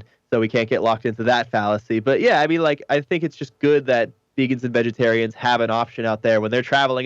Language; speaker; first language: English; native; English